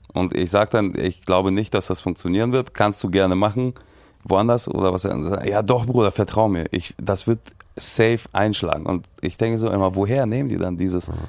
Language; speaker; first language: German; early bilingual, other home language; Russian